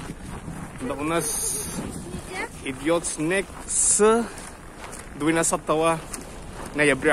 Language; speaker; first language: Russian; non-native, learner; Indonesian